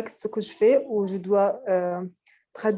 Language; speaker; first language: French; non-native, fluent; Arabic